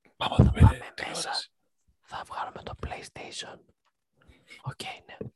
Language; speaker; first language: Greek; native; Greek